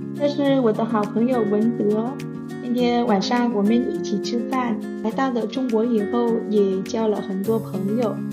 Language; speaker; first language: Chinese; non-native, fluent; Vietnamese